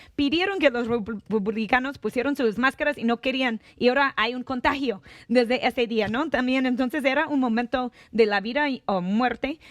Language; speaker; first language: Spanish; non-native, fluent; English